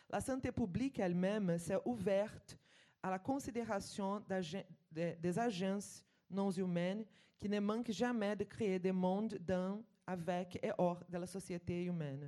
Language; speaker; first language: French; non-native, fluent; Portuguese